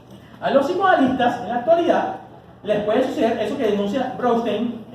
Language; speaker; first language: Spanish; native; Spanish